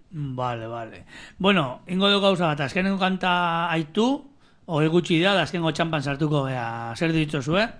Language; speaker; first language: Basque; native; Basque